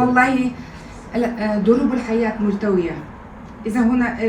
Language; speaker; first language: Arabic; non-native, fluent; Kazakh